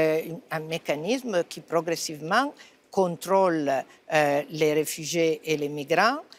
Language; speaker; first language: French; non-native, fluent; Italian